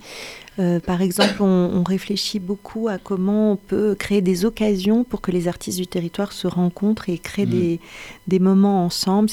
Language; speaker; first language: French; native; French